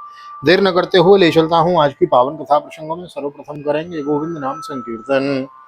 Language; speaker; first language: Hindi; native; Hindi